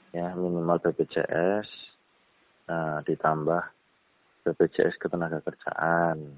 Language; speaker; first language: Indonesian; native; Indonesian